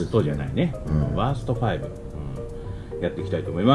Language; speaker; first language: Japanese; native; Japanese